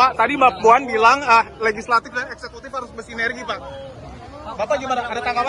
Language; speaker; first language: Indonesian; native; Indonesian